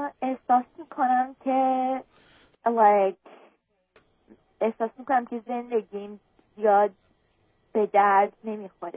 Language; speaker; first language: Persian; early bilingual, heritage; Persian